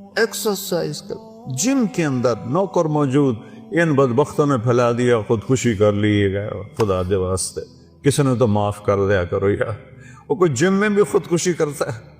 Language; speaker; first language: Urdu; non-native, local second language; Saraiki